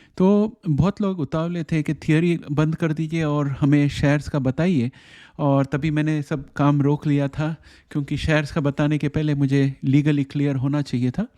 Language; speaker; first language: Hindi; native; Hindi